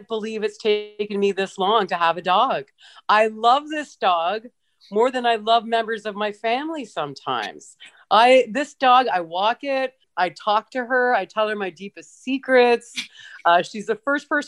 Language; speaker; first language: English; native; English